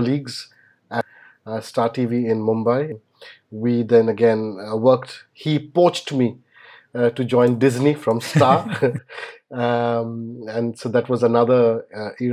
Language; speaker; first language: English; non-native, local second language; Bangla